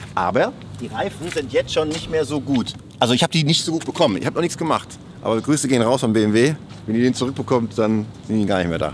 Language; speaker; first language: German; native; German